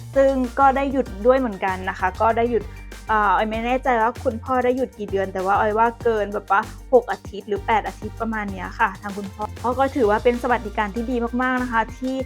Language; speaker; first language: Thai; native; Thai